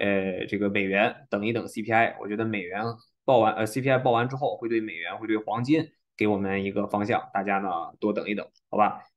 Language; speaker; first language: Chinese; native; Chinese